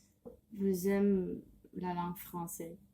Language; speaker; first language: French; non-native, learner; Russian